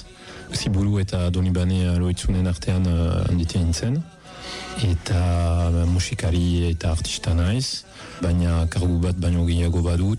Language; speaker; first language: Basque; non-native, fluent; Italian